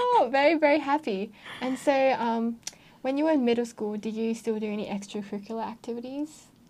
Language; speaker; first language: English; native; English